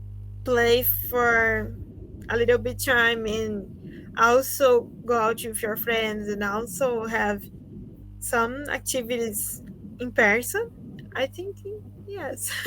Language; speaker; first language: English; non-native, learner; Portuguese